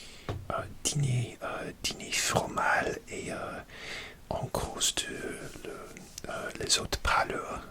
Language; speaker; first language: French; non-native, learner; English